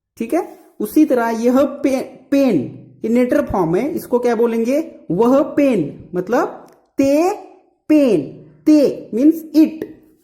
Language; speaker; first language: Hindi; non-native, local second language; Marathi